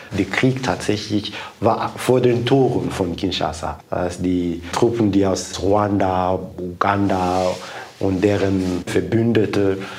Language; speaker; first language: German; non-native, fluent; Lingala